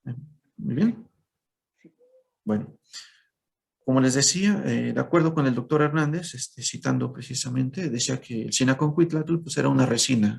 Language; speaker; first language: Spanish; native; Spanish